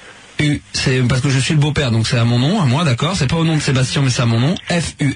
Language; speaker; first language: French; native; French